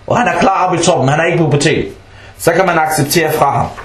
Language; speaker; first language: Danish; early bilingual, other home language; Arabic